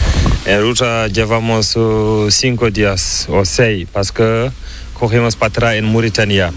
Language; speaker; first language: Spanish; non-native, learner; Fula